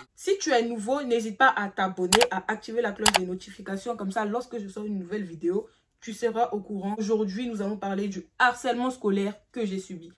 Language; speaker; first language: French; early bilingual, other home language; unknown